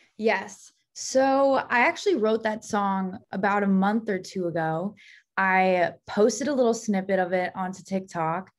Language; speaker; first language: English; native; English